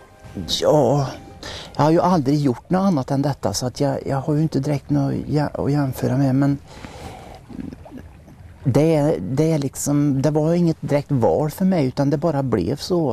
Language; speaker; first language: Swedish; native; Swedish